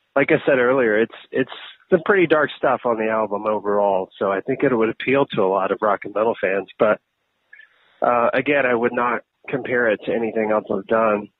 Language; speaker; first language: English; native; English